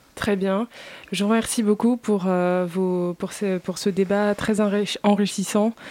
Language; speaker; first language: French; native; French